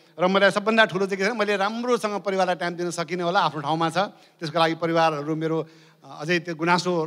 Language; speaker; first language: Nepali; native; Nepali